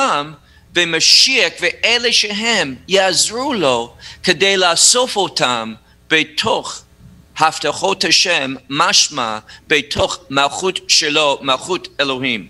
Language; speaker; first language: Hebrew; non-native, fluent; English